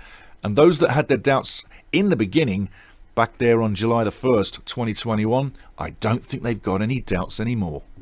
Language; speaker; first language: English; native; English